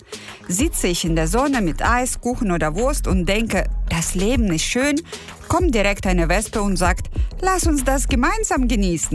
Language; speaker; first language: German; non-native, fluent; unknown